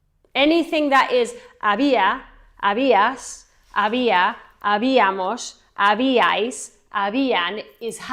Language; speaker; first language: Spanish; non-native, fluent; English